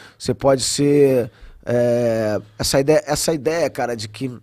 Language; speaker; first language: Portuguese; native; Portuguese